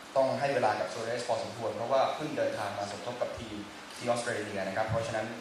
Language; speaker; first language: Thai; native; Thai